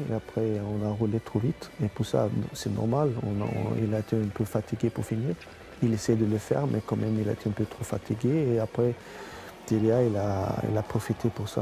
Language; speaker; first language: French; non-native, fluent; Swedish